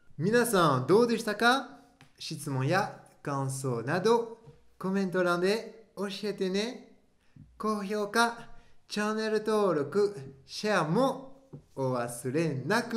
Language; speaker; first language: Japanese; non-native, fluent; French